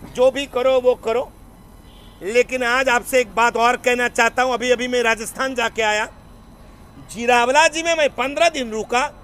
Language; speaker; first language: Hindi; non-native, local second language; Gujarati